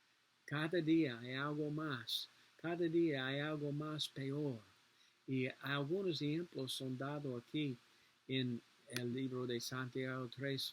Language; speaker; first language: Spanish; non-native, learner; English